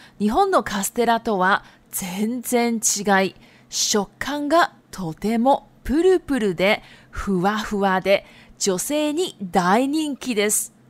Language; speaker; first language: Japanese; non-native, fluent; Chinese